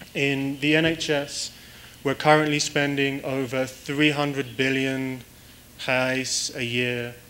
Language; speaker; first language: English; native; English